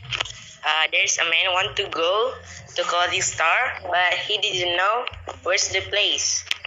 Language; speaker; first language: English; non-native, learner; Indonesian